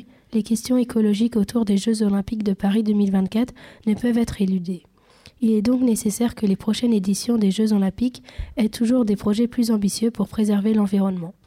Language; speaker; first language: French; native; French